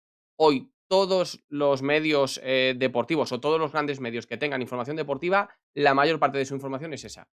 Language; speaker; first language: Spanish; native; Spanish